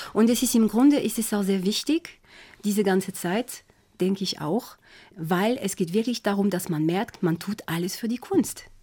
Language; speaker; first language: German; non-native, fluent; French